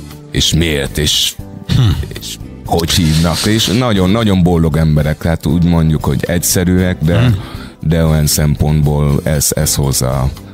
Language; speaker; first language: Hungarian; non-native, fluent; English